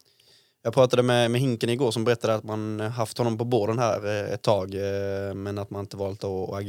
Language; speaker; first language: Swedish; native; Swedish